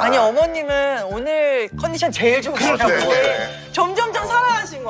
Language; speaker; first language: Korean; native; Korean